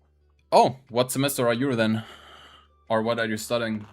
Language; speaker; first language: English; non-native, fluent; German